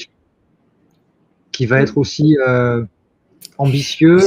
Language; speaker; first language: French; native; French